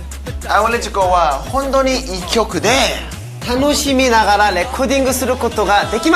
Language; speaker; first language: Japanese; non-native, learner; Korean